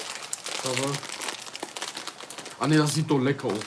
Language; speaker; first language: German; early bilingual, other home language; Kurdish